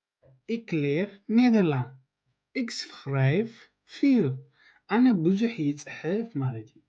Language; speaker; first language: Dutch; non-native, learner; Tigrinya